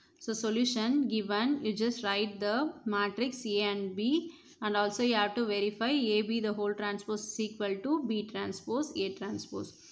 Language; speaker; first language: English; non-native, local second language; Tamil